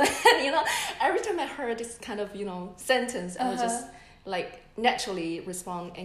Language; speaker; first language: English; non-native, fluent; Chinese